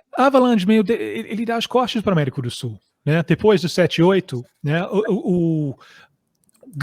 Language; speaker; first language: Portuguese; non-native, fluent; English